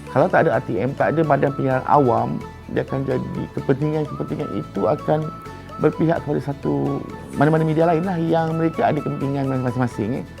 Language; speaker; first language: Malay; native; Malay